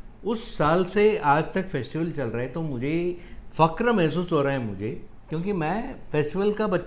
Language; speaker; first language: Hindi; non-native, local second language; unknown